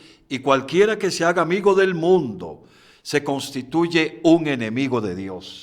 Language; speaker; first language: Spanish; native; Spanish